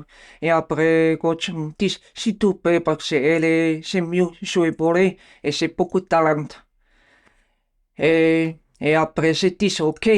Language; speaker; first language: French; non-native, learner; Bulgarian